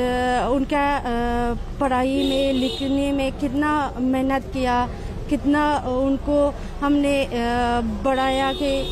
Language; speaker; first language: Hindi; non-native, fluent; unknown